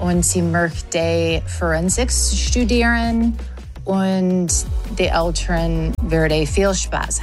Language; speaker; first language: German; non-native, learner; English